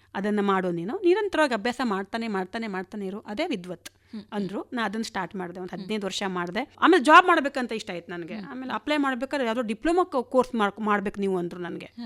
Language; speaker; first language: Kannada; non-native, local second language; Konkani